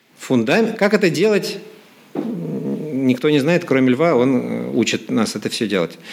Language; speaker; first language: Russian; native; Russian